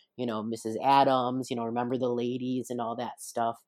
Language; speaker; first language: English; native; English